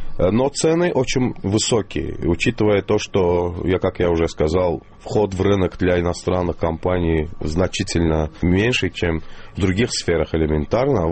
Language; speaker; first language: Russian; non-native, local second language; Azerbaijani